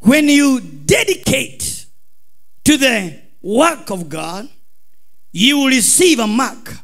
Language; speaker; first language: English; non-native, local second language; Swahili